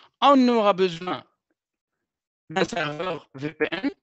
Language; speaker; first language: French; non-native, local second language; Arabic